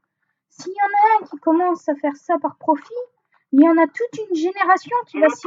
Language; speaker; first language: French; native; French